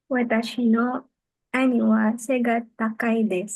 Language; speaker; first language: Japanese; non-native, learner; Filipino